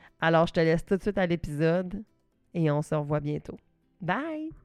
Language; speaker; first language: French; native; French